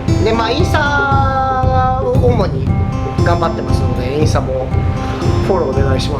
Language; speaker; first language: Japanese; native; Japanese